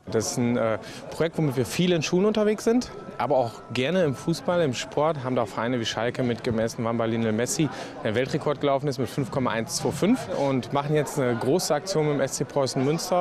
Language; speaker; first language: German; native; German